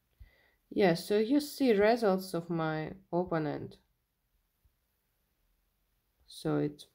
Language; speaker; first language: English; non-native, learner; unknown